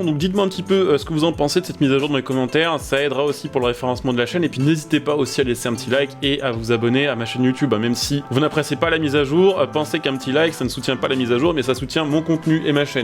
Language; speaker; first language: French; native; French